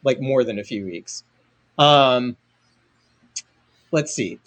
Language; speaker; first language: English; native; English